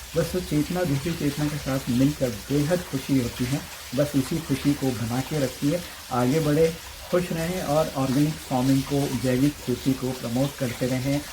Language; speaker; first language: Hindi; non-native, local second language; Marathi